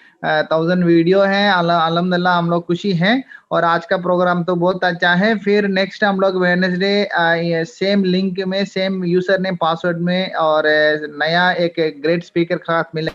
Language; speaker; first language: Hindi; non-native, local second language; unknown